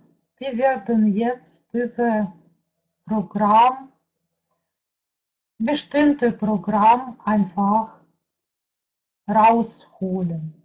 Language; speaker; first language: German; non-native, fluent; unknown